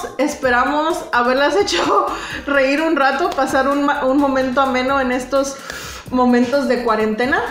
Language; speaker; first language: Spanish; native; Spanish